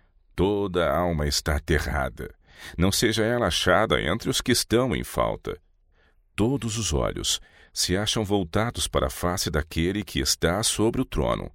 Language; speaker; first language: Portuguese; native; Portuguese